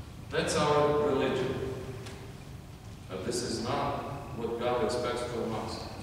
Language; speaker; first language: English; non-native, fluent; Ukrainian